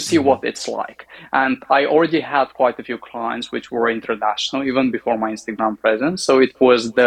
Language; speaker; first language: English; non-native, fluent; Bulgarian